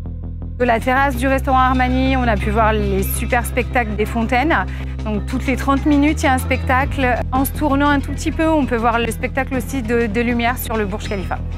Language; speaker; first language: French; native; French